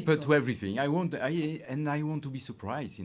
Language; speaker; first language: English; non-native, learner; French